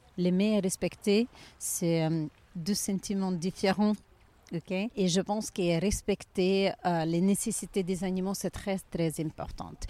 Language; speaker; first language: French; non-native, learner; Ukrainian